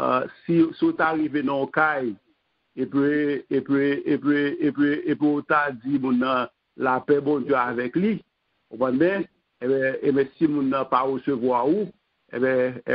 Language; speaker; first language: French; non-native, local second language; Haitian Creole